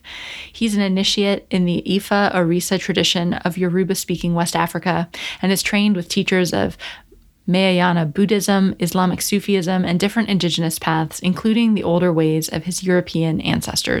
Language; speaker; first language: English; native; English